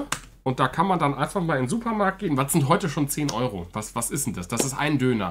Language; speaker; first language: German; native; German